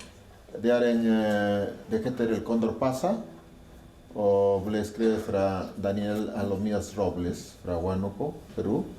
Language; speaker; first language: Norwegian; non-native, learner; Spanish